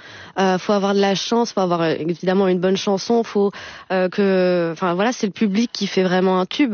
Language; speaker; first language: French; native; French